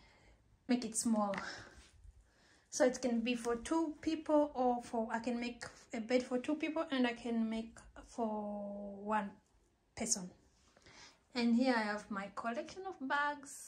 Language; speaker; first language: English; non-native, local second language; Swahili